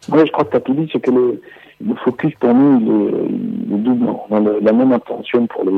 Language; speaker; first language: French; native; French